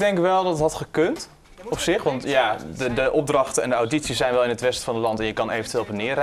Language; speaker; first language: Dutch; native; Dutch